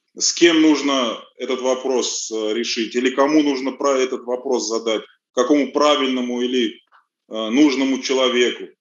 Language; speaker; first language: Russian; early bilingual, other home language; Armenian